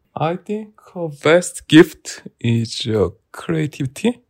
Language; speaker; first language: English; non-native, learner; Korean